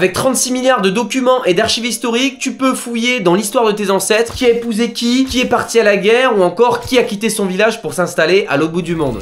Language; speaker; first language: French; native; French